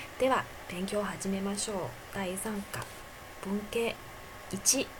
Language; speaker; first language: Japanese; non-native, fluent; Chinese